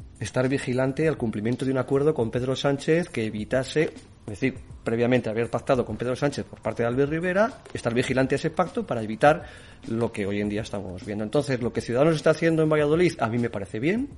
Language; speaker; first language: Spanish; native; Spanish